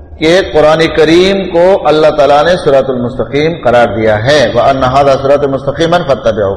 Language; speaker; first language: Urdu; non-native, local second language; Pashto